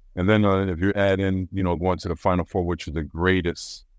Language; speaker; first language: English; native; English